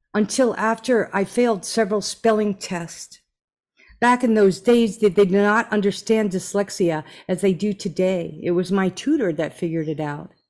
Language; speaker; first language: English; native; English